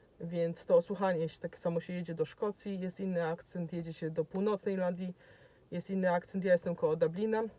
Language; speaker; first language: Polish; native; Polish